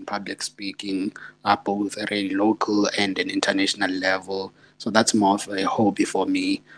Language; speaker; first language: English; non-native, local second language; Zulu